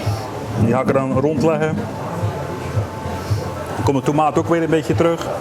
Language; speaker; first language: Dutch; native; Dutch